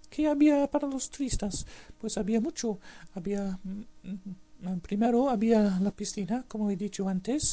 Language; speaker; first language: Spanish; non-native, learner; English